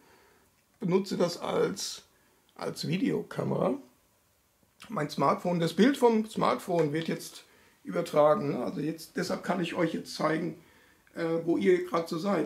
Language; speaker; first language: German; native; German